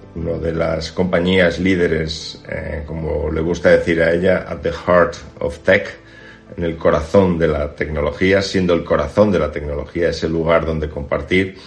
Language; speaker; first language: Spanish; native; Spanish